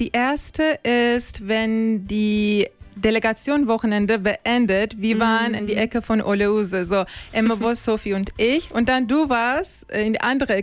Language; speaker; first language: German; non-native, learner; Turkish